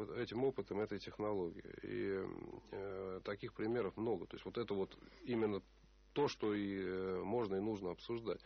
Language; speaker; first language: Russian; native; Russian